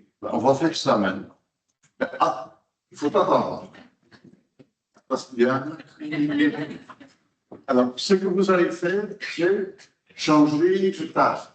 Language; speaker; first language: French; non-native, local second language; Dutch